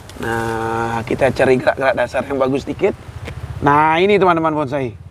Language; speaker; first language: Indonesian; native; Indonesian